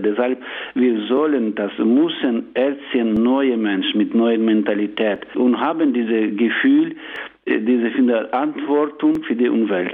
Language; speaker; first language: German; non-native, learner; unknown